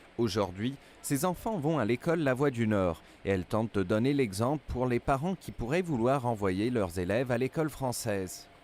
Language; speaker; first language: French; native; French